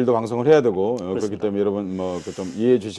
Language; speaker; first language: Korean; native; Korean